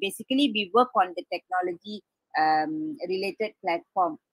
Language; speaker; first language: English; non-native, local second language; Malay